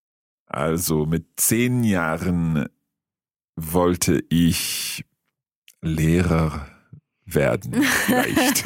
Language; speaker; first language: German; non-native, learner; English